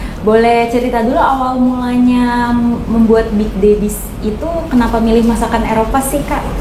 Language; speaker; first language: Indonesian; native; Indonesian